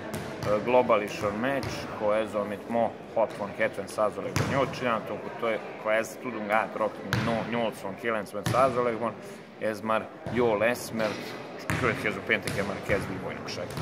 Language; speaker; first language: Hungarian; non-native, fluent; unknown